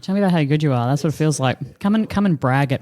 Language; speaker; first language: English; native; English